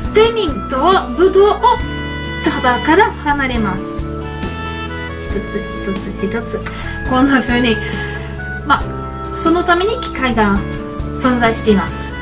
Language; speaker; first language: Japanese; non-native, learner; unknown